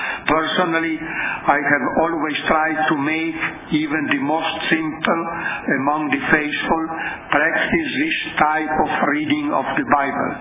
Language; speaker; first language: English; non-native, fluent; Italian